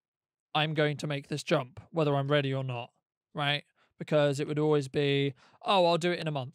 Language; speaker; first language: English; native; English